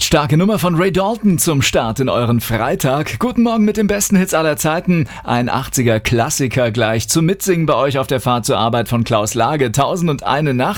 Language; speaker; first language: German; native; German